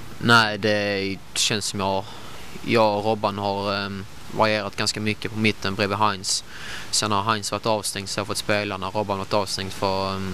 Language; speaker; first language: Swedish; native; Swedish